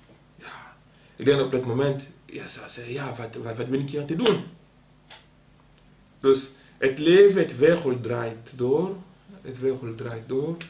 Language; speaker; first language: Dutch; non-native, local second language; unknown